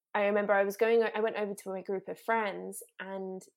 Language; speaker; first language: English; native; English